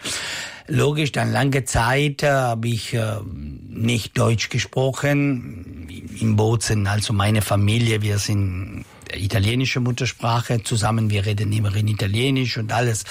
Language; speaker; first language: German; non-native, local second language; Italian